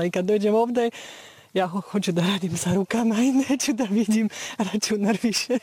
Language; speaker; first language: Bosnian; non-native, learner; Slovak